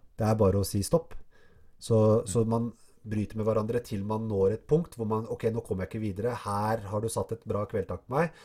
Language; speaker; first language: Norwegian; early bilingual, other home language; Arabic